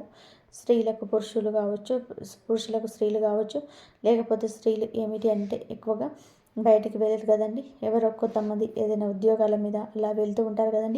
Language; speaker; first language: Telugu; native; Telugu